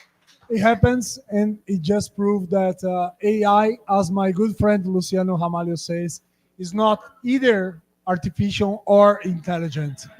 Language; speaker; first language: English; non-native, fluent; Portuguese